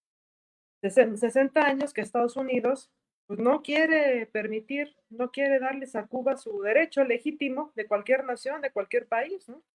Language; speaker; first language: Spanish; native; Spanish